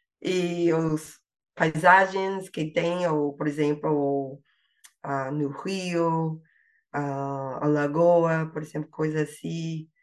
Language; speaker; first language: Portuguese; non-native, fluent; English